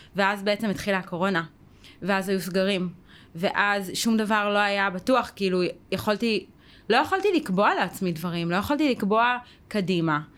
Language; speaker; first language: Hebrew; native; Hebrew